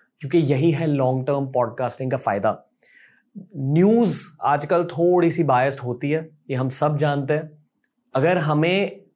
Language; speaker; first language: Hindi; native; Hindi